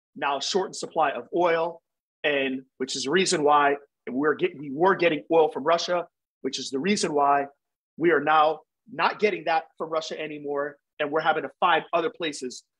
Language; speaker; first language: English; native; English